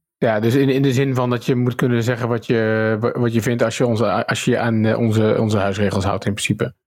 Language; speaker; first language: Dutch; native; Dutch